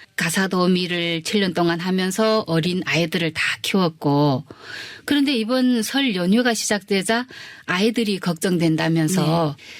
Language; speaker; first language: Korean; early bilingual, heritage; Korean